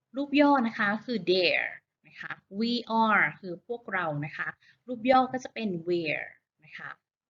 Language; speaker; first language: Thai; native; Thai